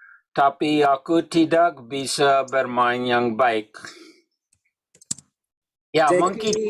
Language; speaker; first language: Indonesian; non-native, learner; English